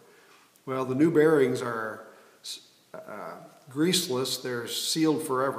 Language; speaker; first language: English; native; English